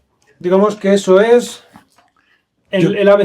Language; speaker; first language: Spanish; native; Spanish